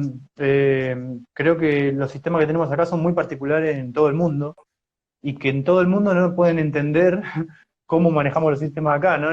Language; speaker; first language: Spanish; native; Spanish